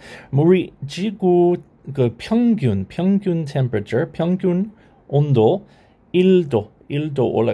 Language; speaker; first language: Korean; non-native, learner; English